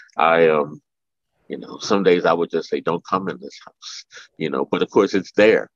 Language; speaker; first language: English; native; English